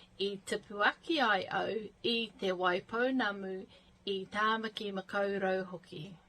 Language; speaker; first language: Māori; non-native, local second language; English